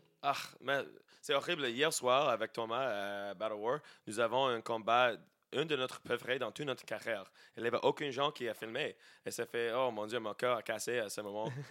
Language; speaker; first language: French; non-native, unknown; English